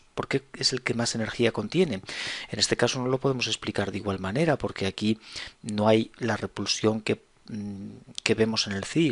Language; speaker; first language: Spanish; native; Spanish